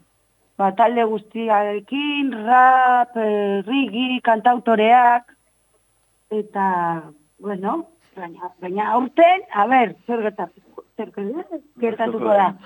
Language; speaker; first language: Basque; non-native, local second language; Spanish